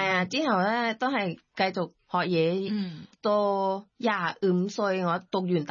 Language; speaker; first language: Cantonese; non-native, learner; Thai